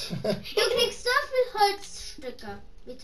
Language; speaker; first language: German; non-native, learner; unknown